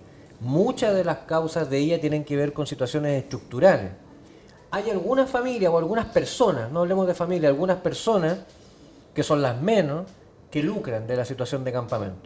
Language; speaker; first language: Spanish; native; Spanish